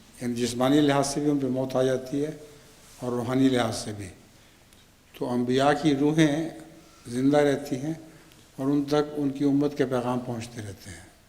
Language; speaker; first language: Urdu; native; Urdu